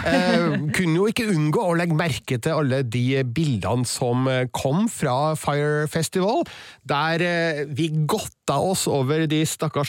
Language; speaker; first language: Norwegian; native; Norwegian